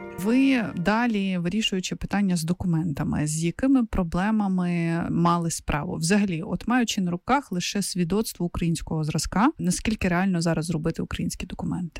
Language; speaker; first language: Ukrainian; native; Ukrainian